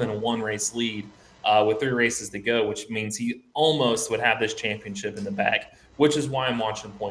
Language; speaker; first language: English; native; English